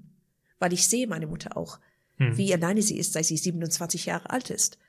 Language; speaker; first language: German; non-native, fluent; Persian